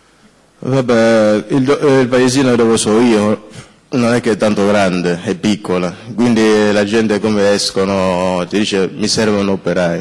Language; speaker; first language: Italian; non-native, fluent; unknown